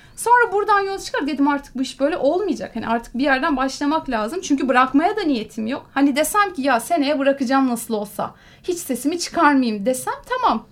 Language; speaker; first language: Turkish; native; Turkish